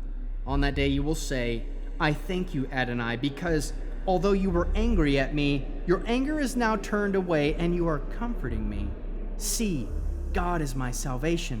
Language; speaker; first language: English; native; English